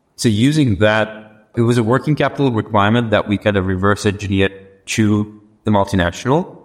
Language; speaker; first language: English; non-native, local second language; Sinhala